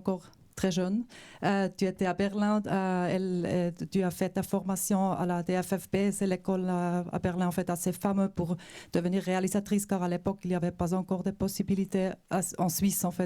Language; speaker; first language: French; non-native, local second language; German